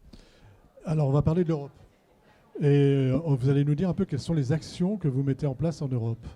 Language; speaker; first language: French; native; French